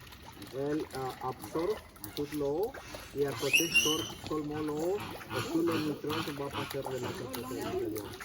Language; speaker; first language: French; non-native, learner; Spanish